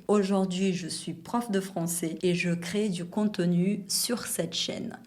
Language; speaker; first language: French; non-native, fluent; Portuguese